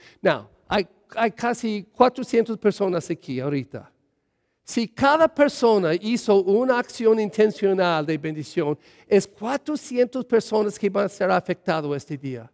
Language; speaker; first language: Spanish; early bilingual, heritage; English